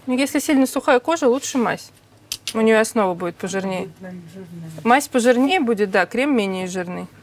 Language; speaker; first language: Russian; native; Russian